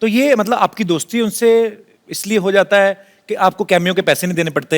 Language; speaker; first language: Hindi; native; Hindi